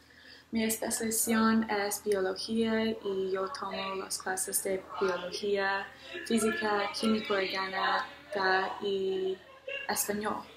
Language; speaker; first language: Spanish; non-native, learner; English